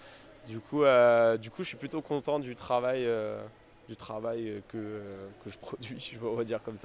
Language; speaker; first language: French; native; French